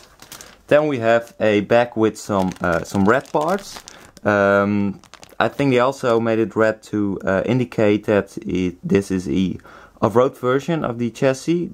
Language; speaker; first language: English; non-native, fluent; Dutch